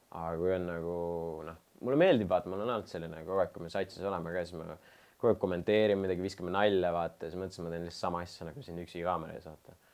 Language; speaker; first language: Estonian; non-native, local second language; Russian